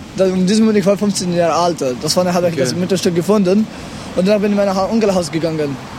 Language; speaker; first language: German; non-native, learner; Pashto